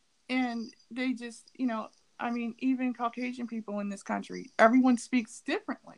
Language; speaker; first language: English; native; English